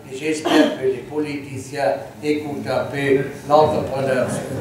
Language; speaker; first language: French; non-native, fluent; German